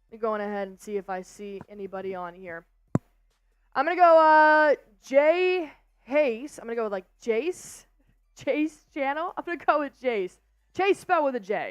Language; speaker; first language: English; native; English